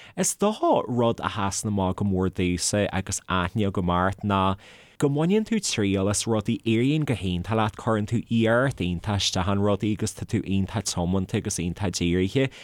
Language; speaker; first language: Irish; native; Irish